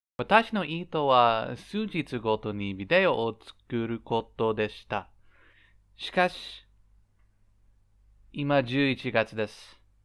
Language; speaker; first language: Japanese; non-native, learner; English